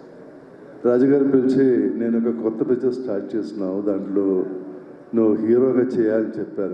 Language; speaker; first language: Telugu; non-native, local second language; Malayalam